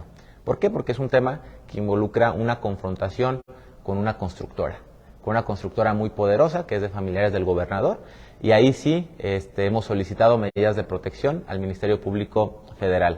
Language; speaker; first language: Spanish; native; Spanish